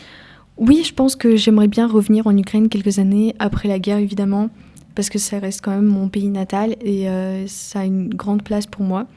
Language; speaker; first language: French; early bilingual, other home language; Ukrainian